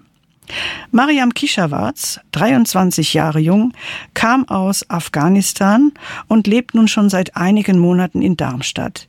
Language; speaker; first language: German; native; German